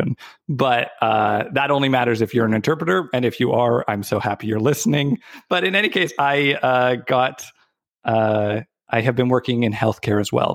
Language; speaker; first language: English; native; English